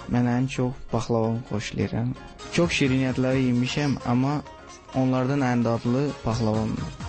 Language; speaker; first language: Azerbaijani; non-native, learner; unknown